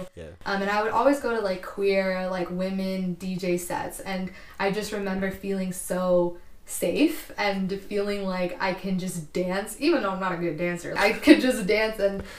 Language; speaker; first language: English; native; English